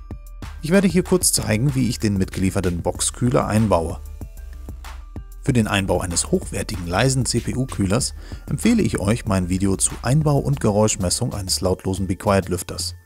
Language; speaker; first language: German; native; German